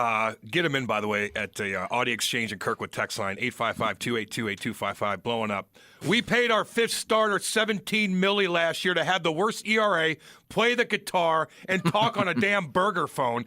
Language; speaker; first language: English; native; English